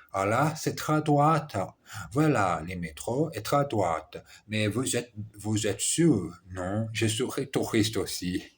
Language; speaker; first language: French; non-native, learner; Portuguese